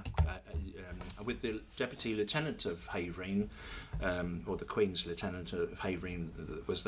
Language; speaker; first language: English; native; English